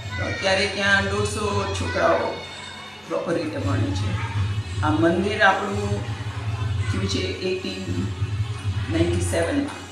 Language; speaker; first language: Gujarati; early bilingual, heritage; Gujarati